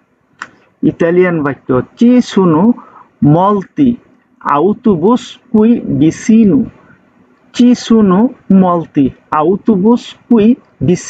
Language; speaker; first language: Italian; non-native, learner; Bangla